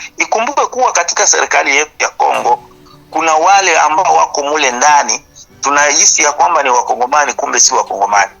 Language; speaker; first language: Swahili; native; Swahili